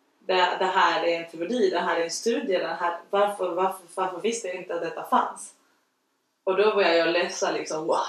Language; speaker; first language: Swedish; non-native, fluent; Spanish